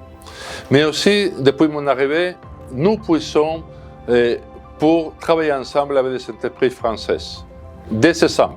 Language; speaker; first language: French; non-native, fluent; Spanish